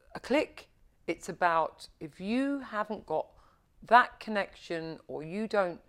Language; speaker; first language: English; native; English